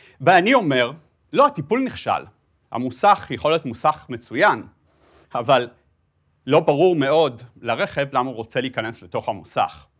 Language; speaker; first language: Hebrew; native; Hebrew